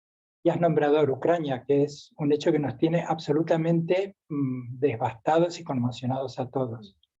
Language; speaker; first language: Spanish; native; Spanish